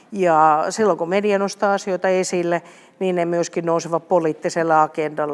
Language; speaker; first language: Finnish; native; Finnish